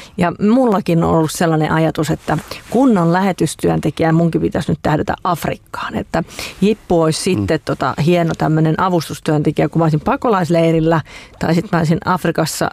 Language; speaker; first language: Finnish; native; Finnish